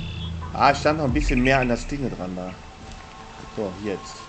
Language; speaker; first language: German; native; German